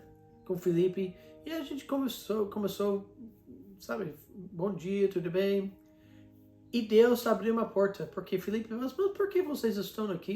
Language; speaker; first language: Portuguese; non-native, fluent; English